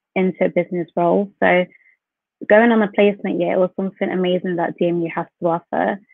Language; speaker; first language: English; native; English